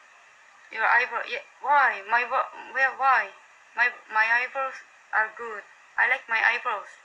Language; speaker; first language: English; non-native, learner; Korean